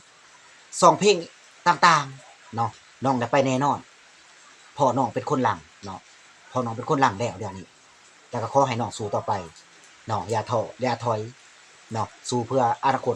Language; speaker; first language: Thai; non-native, local second language; Lao